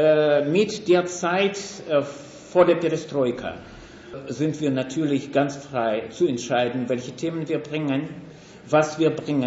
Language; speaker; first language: German; non-native, fluent; Russian